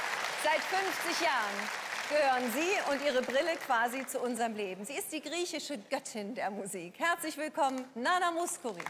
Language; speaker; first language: German; native; German